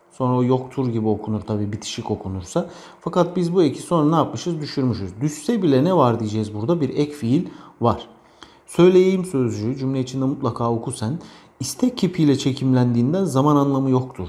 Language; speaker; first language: Turkish; native; Turkish